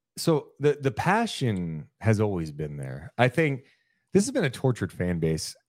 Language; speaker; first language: English; native; English